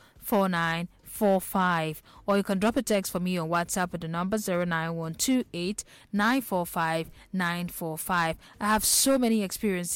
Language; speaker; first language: English; non-native, local second language; Igbo